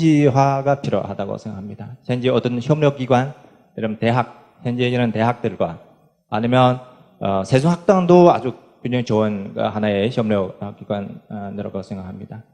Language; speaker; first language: Korean; non-native, fluent; Chinese